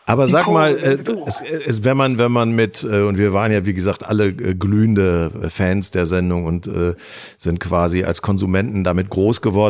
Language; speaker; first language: German; native; German